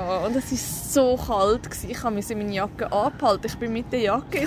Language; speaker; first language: German; native; German